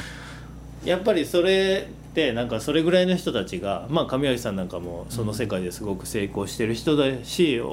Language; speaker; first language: Japanese; native; Japanese